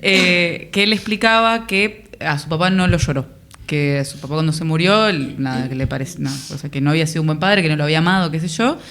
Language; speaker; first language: Spanish; native; Spanish